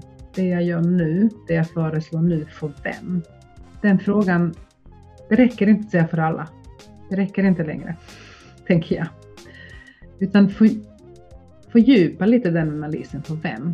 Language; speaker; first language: Swedish; native; Swedish